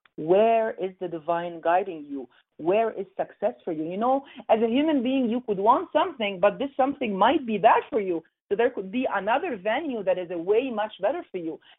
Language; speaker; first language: English; non-native, fluent; Arabic